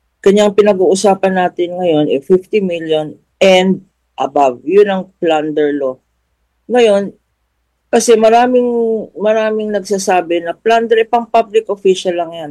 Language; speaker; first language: Filipino; native; Filipino